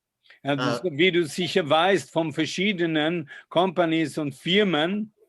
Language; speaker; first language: German; non-native, fluent; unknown